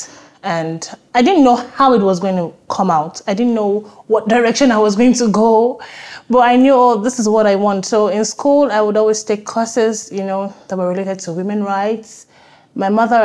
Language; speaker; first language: English; non-native, local second language; Yoruba